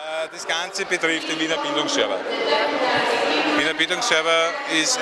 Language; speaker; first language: German; native; German